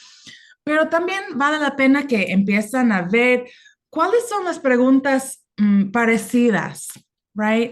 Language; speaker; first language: Spanish; non-native, fluent; English